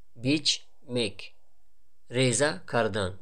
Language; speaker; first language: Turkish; non-native, fluent; Tajik